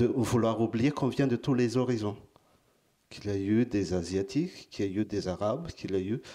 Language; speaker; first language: French; non-native, local second language; Malagasy